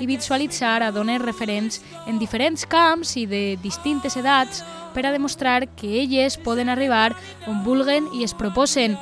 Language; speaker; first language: Spanish; native; Spanish